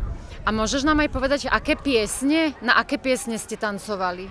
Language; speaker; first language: Slovak; native; Slovak